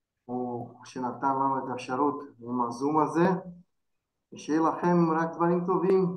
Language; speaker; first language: Hebrew; non-native, fluent; Portuguese